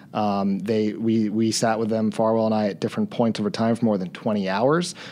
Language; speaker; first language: English; native; English